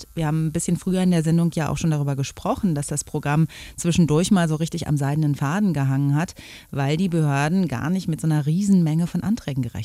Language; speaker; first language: German; native; German